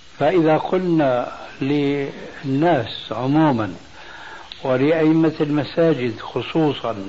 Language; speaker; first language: Arabic; early bilingual, other home language; Albanian